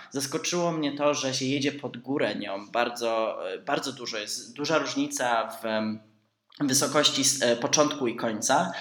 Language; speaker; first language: Polish; early bilingual, heritage; Polish